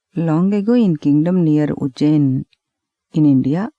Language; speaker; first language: English; non-native, local second language; Telugu